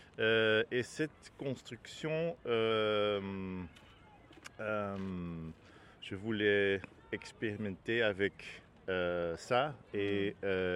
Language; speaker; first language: French; non-native, learner; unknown